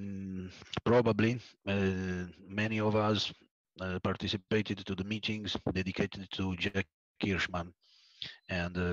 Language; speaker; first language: English; non-native, fluent; Italian